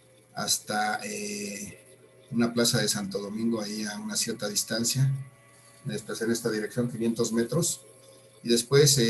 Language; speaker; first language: Spanish; native; Spanish